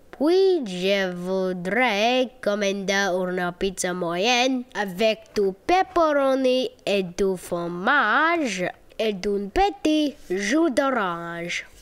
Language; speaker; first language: French; non-native, learner; English